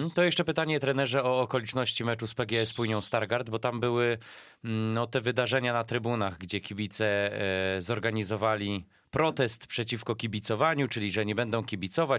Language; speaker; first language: Polish; native; Polish